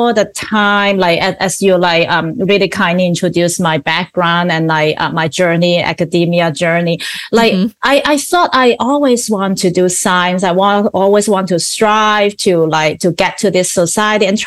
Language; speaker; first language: English; non-native, local second language; Cantonese